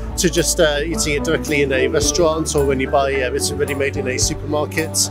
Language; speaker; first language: English; native; English